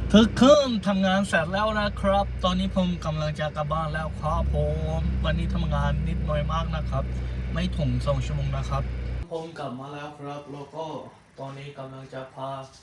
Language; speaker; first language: Thai; non-native, fluent; Hindi